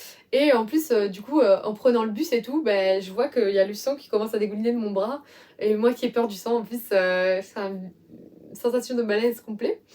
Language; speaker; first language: French; native; French